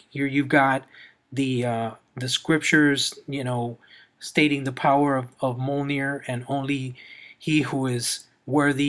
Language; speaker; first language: English; native; English